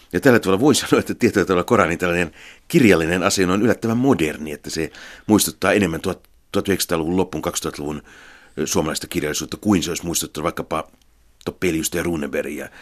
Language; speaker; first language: Finnish; native; Finnish